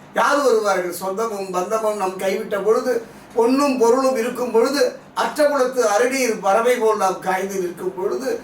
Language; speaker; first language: Tamil; native; Tamil